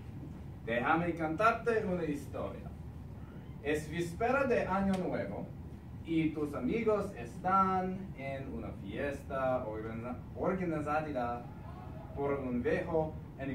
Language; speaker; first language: Spanish; non-native, learner; English